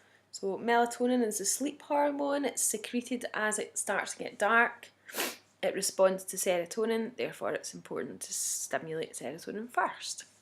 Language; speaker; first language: English; native; English